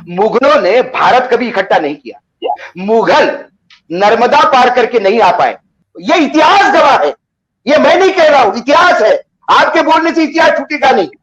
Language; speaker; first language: Hindi; native; Hindi